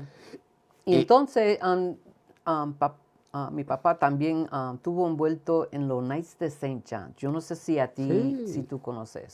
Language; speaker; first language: Spanish; early bilingual, heritage; Spanish